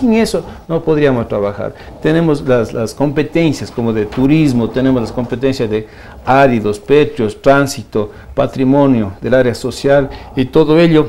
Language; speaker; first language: Spanish; native; Spanish